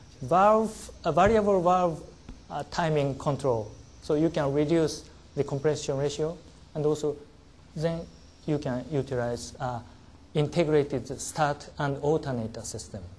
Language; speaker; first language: English; non-native, learner; Japanese